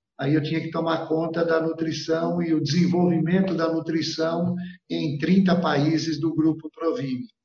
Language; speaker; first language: Portuguese; early bilingual, other home language; Italian